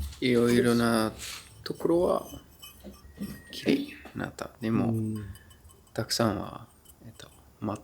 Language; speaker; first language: Japanese; non-native, learner; Dutch